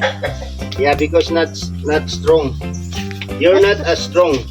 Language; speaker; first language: English; non-native, local second language; Filipino